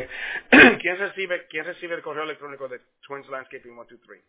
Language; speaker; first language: Spanish; early bilingual, heritage; Spanish